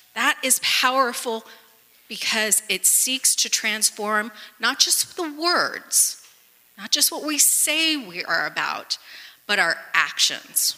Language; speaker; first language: English; early bilingual, other home language; Spanish